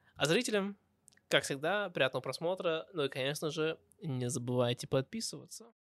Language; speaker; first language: Russian; early bilingual, heritage; Russian